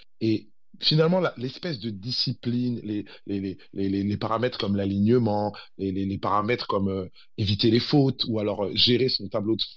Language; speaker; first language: French; early bilingual, other home language; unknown